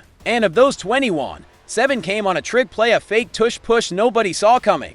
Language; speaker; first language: English; native; English